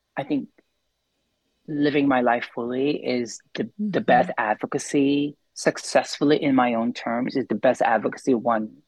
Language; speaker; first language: English; non-native, local second language; Filipino